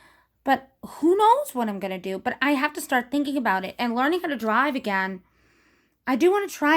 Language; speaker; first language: English; native; English